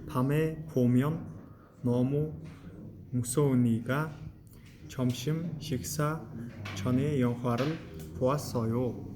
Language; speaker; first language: Korean; non-native, learner; Mongolian